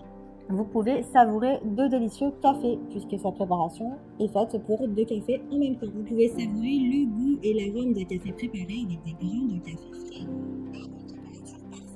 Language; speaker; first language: French; native; French